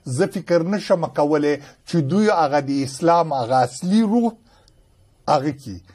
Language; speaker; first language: Pashto; native; Pashto